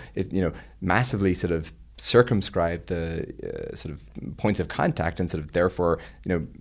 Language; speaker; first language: English; native; English